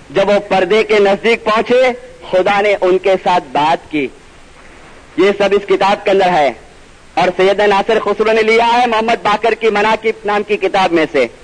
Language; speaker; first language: Urdu; non-native, local second language; Gujarati